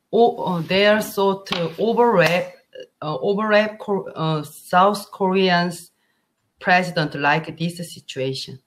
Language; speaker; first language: English; non-native, learner; Korean